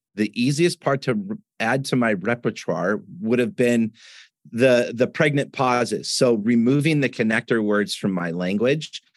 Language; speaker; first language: English; native; English